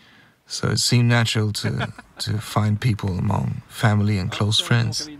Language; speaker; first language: English; non-native, fluent; Swedish